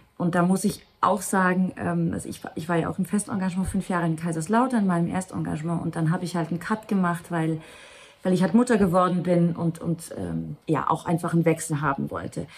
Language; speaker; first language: German; non-native, local second language; Luxembourgish